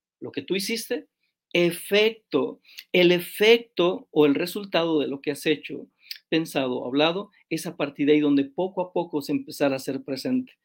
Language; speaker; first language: Spanish; native; Spanish